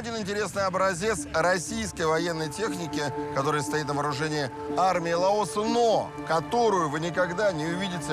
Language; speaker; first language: Russian; native; Russian